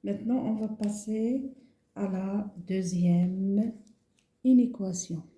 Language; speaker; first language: French; non-native, local second language; Arabic